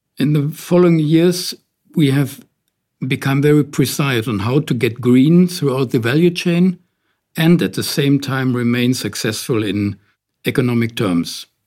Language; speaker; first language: English; non-native, fluent; German